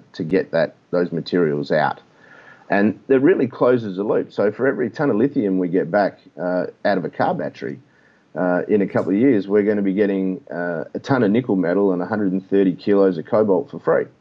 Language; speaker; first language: English; native; English